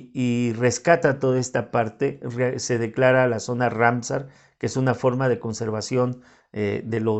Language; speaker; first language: Spanish; native; Spanish